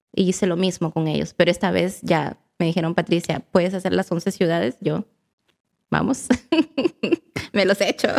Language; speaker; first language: Spanish; native; Spanish